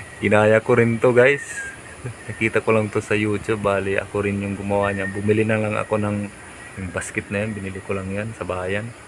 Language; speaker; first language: Filipino; non-native, local second language; Waray